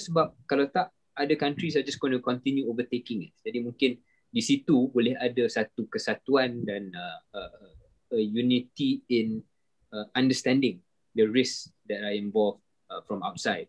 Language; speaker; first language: English; non-native, local second language; Malay